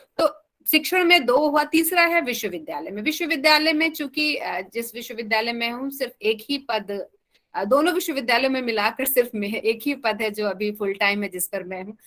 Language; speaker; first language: Hindi; native; Hindi